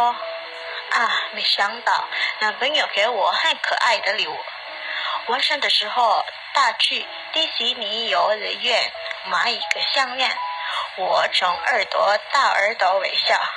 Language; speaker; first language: Chinese; non-native, learner; Indonesian